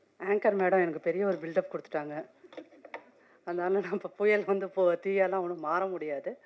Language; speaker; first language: Tamil; native; Tamil